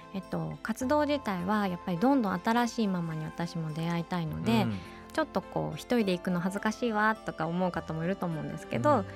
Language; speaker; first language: Japanese; native; Japanese